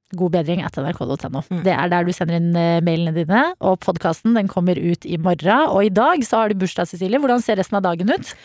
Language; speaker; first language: Norwegian; native; Norwegian